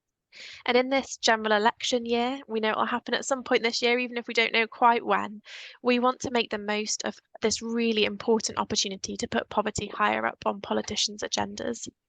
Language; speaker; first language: English; native; English